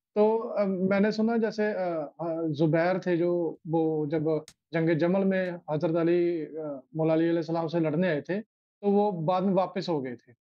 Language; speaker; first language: Urdu; non-native, local second language; Punjabi